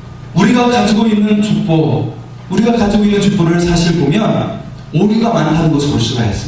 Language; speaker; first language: Korean; native; Korean